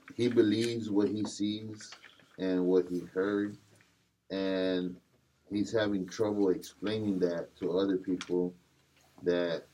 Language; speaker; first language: English; native; English